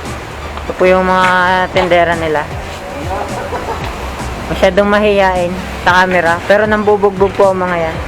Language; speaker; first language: Filipino; native; Filipino